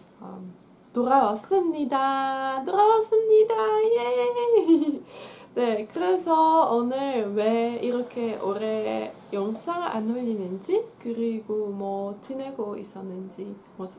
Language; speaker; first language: Korean; non-native, fluent; Dutch